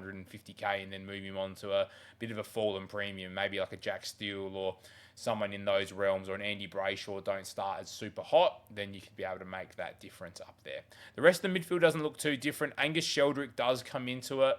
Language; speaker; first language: English; native; English